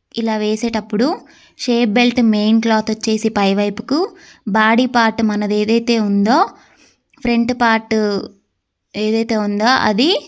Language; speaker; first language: Telugu; native; Telugu